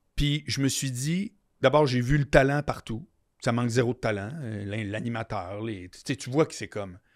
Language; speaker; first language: French; native; French